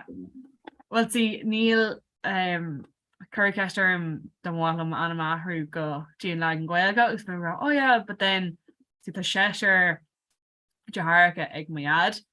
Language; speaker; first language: Irish; non-native, local second language; English